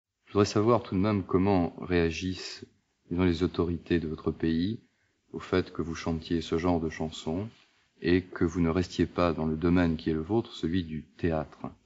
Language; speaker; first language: French; native; French